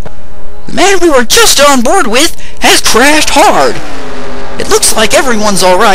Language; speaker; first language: English; native; English